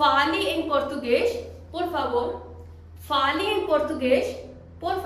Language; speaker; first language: Portuguese; non-native, fluent; Hindi